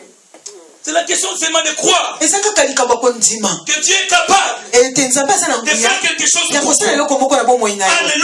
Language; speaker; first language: French; non-native, local second language; Lingala